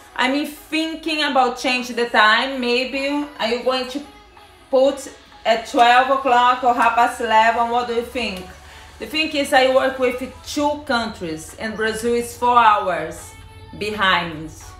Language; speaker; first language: English; non-native, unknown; Portuguese